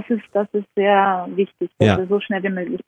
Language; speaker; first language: German; non-native, fluent; Georgian